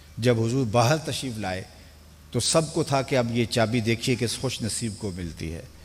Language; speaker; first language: Urdu; non-native, local second language; Punjabi